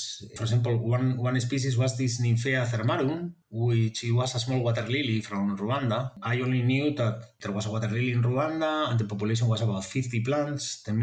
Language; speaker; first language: English; non-native, fluent; Spanish